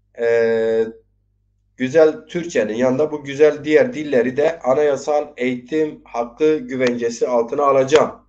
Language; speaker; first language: Turkish; non-native, local second language; Zaza